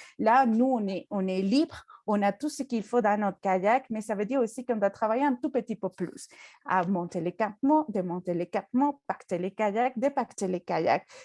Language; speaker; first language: French; non-native, fluent; Spanish